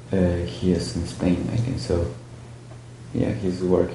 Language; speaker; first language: English; non-native, learner; Spanish